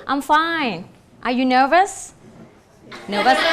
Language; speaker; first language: English; non-native, fluent; Thai